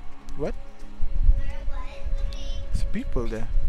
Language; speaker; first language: English; non-native, local second language; Malay